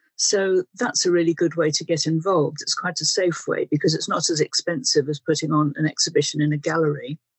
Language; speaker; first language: English; native; English